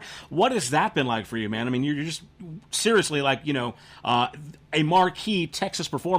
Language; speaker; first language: English; native; English